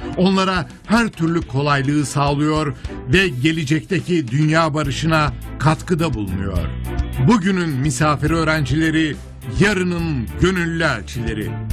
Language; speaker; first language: Turkish; native; Turkish